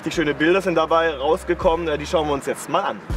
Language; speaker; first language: German; native; German